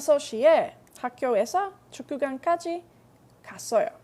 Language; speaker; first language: Korean; non-native, fluent; English